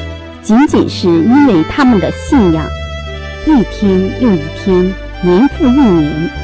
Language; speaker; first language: Chinese; native; Chinese